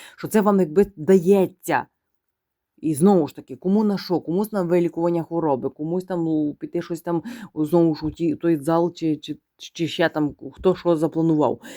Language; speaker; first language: Ukrainian; non-native, local second language; Russian